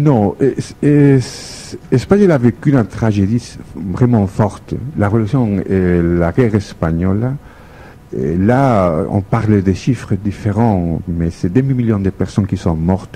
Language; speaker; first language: French; non-native, fluent; Spanish